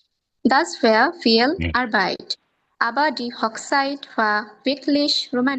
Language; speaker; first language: German; non-native, learner; Bangla